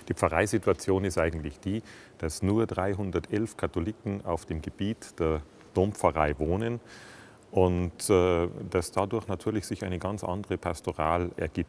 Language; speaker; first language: German; native; German